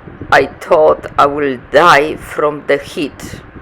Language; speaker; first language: English; non-native, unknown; Polish